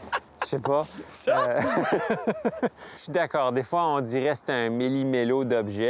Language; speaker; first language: French; native; French